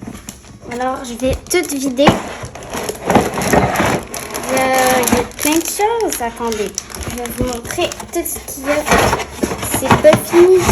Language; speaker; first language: French; native; French